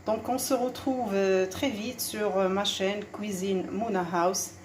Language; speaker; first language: French; non-native, local second language; Arabic